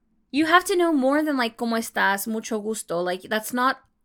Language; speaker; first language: English; early bilingual, other home language; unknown